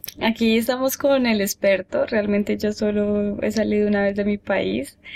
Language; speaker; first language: Spanish; native; Spanish